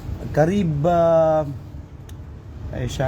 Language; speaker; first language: Arabic; non-native, learner; Filipino